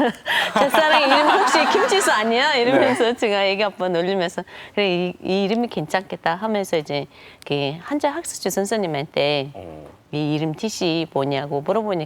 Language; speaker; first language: Korean; non-native, fluent; Mongolian